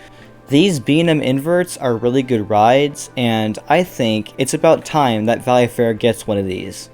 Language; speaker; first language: English; native; English